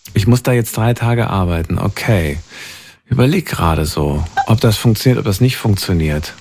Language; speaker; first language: German; native; German